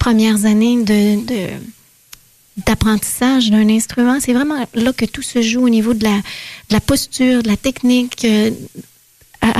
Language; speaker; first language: French; native; French